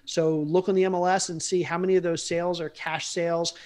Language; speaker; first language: English; native; English